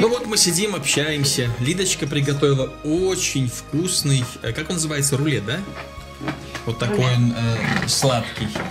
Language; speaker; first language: Russian; native; Russian